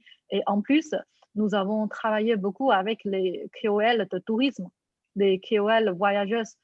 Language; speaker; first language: French; non-native, fluent; Chinese